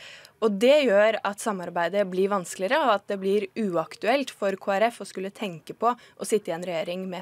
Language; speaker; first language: Norwegian; native; Norwegian